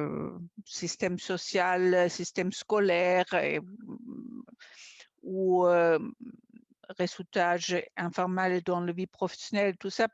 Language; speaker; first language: French; non-native, fluent; German